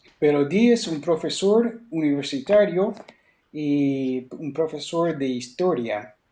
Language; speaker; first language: Spanish; non-native, fluent; English